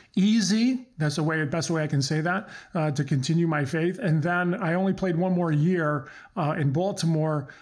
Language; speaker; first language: English; early bilingual, other home language; Croatian